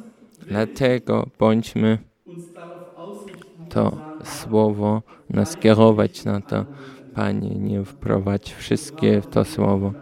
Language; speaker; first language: Polish; early bilingual, heritage; Polish